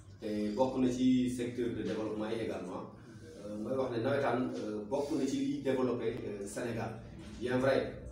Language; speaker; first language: Wolof; non-native, local second language; Serer